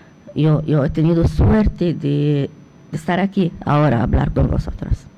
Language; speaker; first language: Spanish; non-native, fluent; Arabic